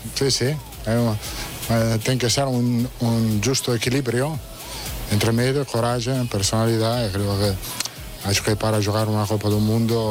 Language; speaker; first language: Portuguese; non-native, fluent; Italian